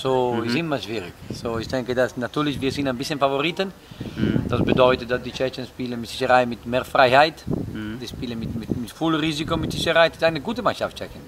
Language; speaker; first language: German; non-native, learner; Italian